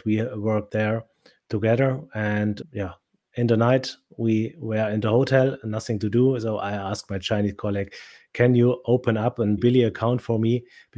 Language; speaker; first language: English; non-native, fluent; German